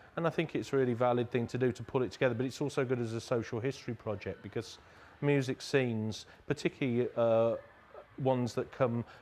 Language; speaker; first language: English; native; English